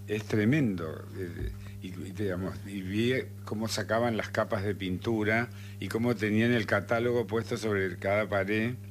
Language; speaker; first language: Spanish; native; Spanish